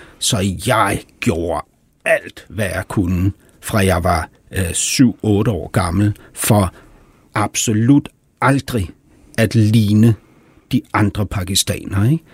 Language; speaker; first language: Danish; early bilingual, heritage; Danish